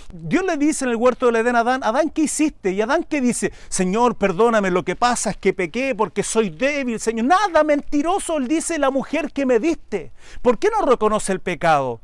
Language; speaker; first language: Spanish; native; Spanish